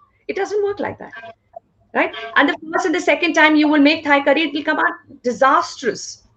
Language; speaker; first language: English; non-native, local second language; Hindi